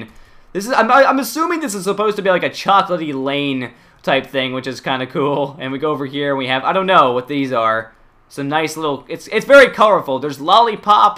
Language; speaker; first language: English; native; English